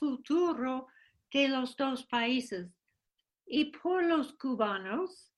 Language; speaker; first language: Spanish; non-native, fluent; English